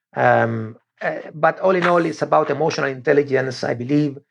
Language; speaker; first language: English; non-native, fluent; Spanish